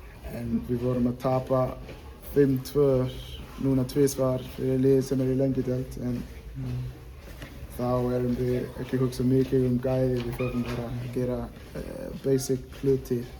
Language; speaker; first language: Icelandic; non-native, learner; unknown